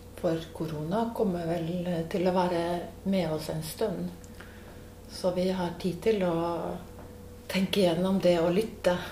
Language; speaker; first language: Norwegian; native; Norwegian